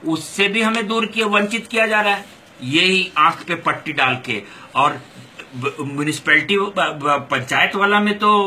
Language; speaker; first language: Hindi; non-native, local second language; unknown